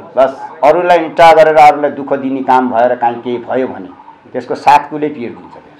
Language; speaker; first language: Nepali; native; Nepali